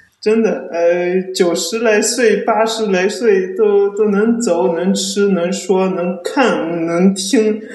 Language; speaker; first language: Chinese; early bilingual, heritage; Chinese